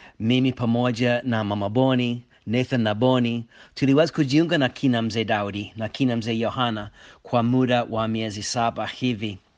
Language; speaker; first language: Swahili; non-native, fluent; English